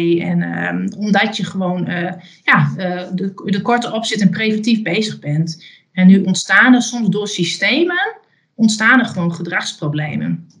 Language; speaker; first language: Dutch; native; Dutch